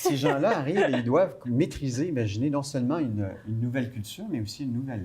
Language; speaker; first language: French; native; French